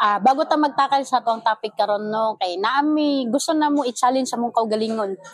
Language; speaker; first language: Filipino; non-native, local second language; Cebuano